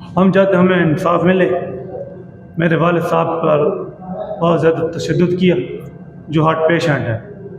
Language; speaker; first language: Urdu; non-native, local second language; Saraiki